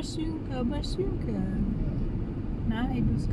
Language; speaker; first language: Danish; non-native, learner; Filipino